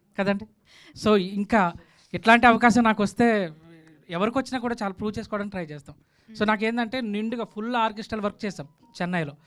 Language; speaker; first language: Telugu; native; Telugu